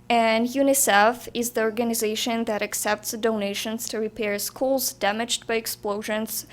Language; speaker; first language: English; non-native, fluent; Ukrainian